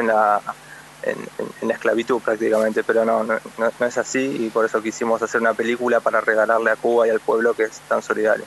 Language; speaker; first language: Spanish; native; Spanish